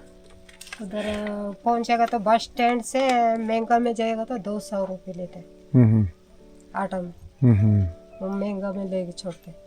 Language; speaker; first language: Hindi; non-native, local second language; Tibetan